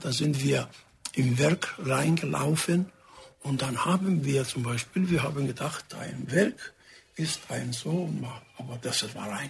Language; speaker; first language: German; non-native, fluent; Greek